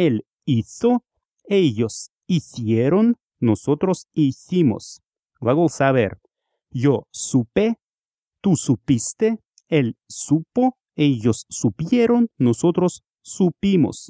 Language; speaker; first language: Spanish; non-native, fluent; Russian